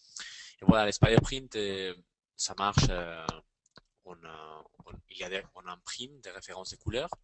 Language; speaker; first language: French; non-native, fluent; Spanish